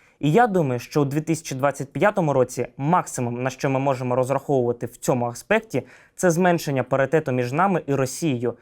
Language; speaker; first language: Ukrainian; native; Ukrainian